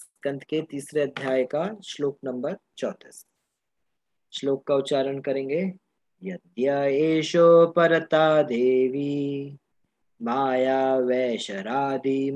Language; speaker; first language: Hindi; native; Hindi